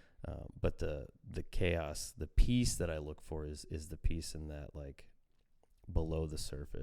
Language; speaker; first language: English; native; English